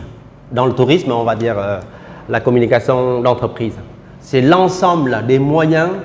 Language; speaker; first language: French; non-native, fluent; Vietnamese